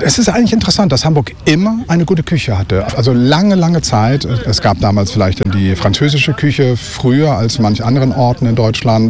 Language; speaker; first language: German; native; German